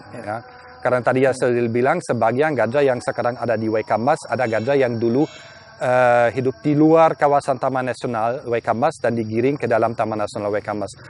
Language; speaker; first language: Indonesian; non-native, fluent; German